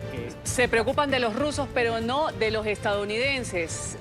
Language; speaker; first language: Spanish; native; Spanish